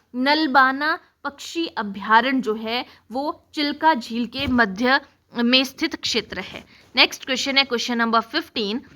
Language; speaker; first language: Hindi; native; Hindi